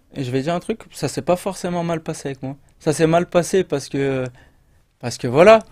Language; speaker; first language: French; native; French